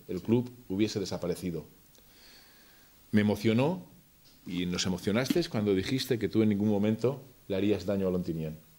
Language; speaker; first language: Spanish; native; Spanish